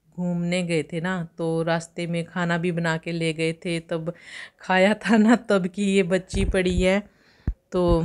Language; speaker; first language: Hindi; native; Hindi